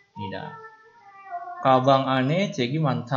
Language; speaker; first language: Korean; non-native, fluent; Indonesian